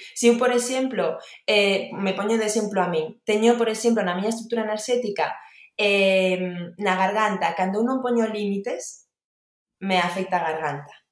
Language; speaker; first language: Galician; non-native, local second language; Spanish